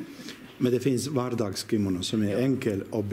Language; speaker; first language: Swedish; non-native, learner; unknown